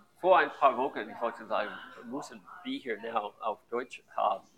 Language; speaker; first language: German; non-native, learner; English